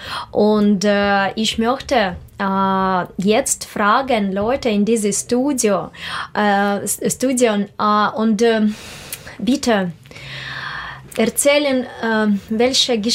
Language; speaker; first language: German; non-native, learner; Russian